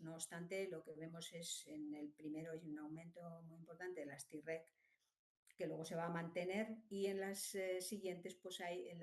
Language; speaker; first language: Spanish; native; Spanish